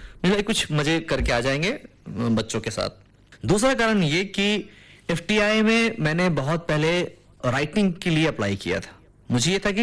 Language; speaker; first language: Hindi; non-native, local second language; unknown